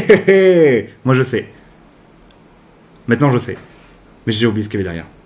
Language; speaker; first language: French; native; French